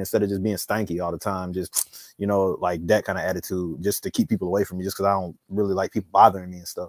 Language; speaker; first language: English; native; English